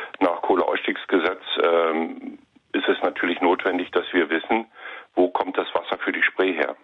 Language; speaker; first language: German; native; German